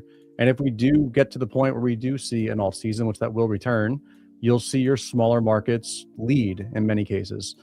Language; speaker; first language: English; native; English